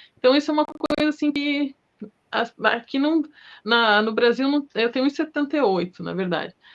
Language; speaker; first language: Portuguese; native; Portuguese